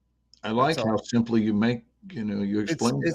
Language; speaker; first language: English; native; English